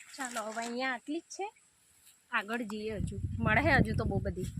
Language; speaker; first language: Gujarati; non-native, local second language; Gamit